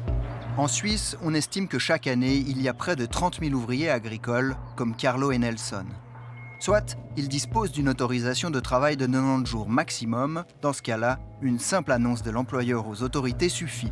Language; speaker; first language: French; native; French